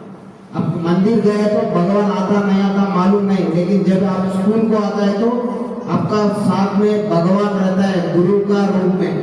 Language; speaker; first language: Hindi; non-native, local second language; Telugu